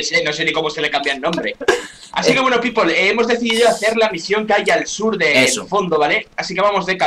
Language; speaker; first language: Spanish; native; Spanish